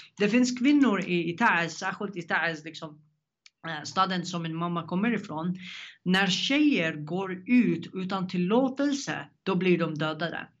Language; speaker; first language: Swedish; non-native, fluent; Arabic